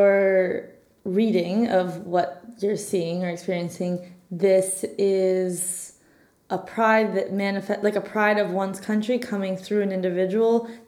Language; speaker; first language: English; native; English